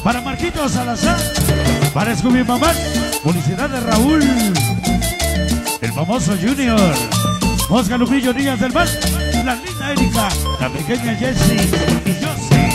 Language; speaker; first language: Spanish; native; Spanish